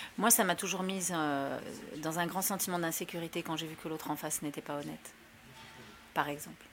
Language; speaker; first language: French; early bilingual, other home language; Spanish